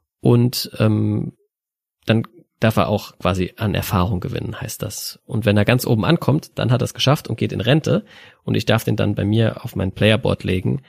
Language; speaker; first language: German; native; German